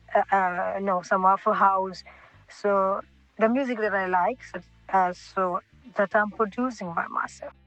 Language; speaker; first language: English; non-native, local second language; Swahili